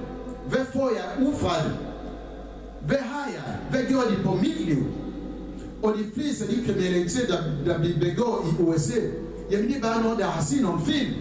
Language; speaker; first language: Danish; non-native, fluent; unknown